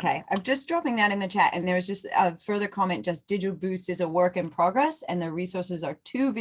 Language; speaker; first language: English; native; English